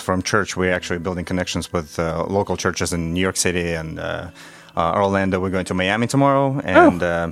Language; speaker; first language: English; non-native, fluent; Russian